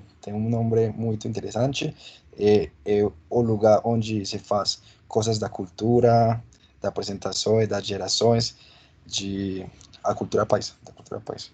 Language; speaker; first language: Portuguese; non-native, learner; Spanish